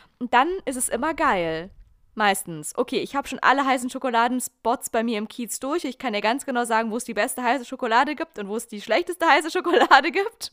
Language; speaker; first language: German; native; German